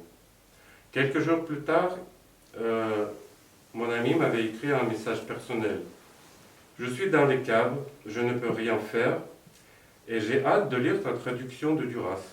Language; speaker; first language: French; non-native, fluent; Russian